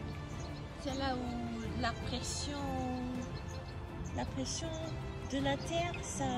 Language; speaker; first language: French; non-native, fluent; English